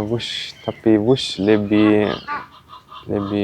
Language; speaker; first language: Indonesian; non-native, learner; German